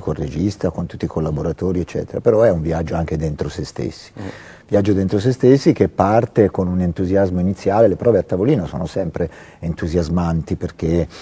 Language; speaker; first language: Italian; native; Italian